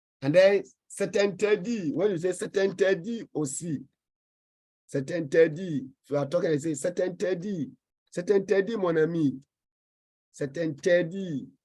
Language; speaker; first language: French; non-native, fluent; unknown